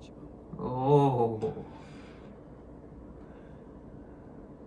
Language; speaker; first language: Japanese; non-native, learner; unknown